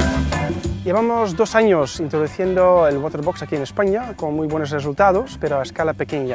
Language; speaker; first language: Spanish; native; Spanish